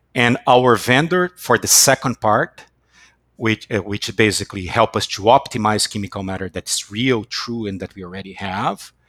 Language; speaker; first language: English; non-native, fluent; Portuguese